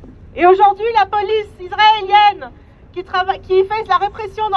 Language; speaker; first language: French; native; French